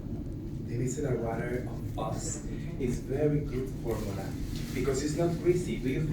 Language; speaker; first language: English; non-native, learner; Spanish